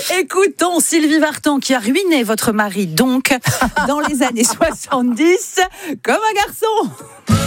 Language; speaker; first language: French; native; French